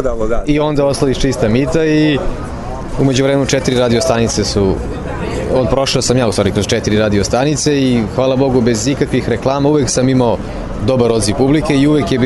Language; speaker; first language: Serbian; native; Serbian